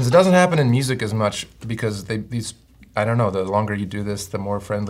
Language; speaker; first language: English; native; English